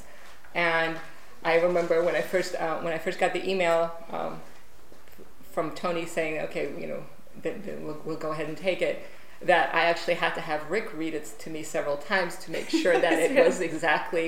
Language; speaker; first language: English; non-native, fluent; Romanian